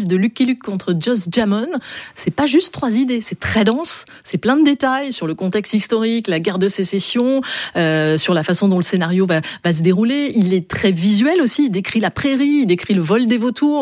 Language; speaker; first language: French; native; French